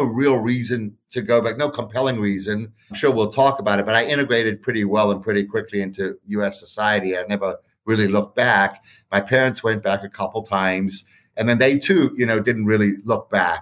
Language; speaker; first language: English; native; English